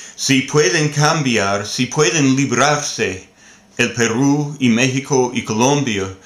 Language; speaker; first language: Spanish; non-native, learner; English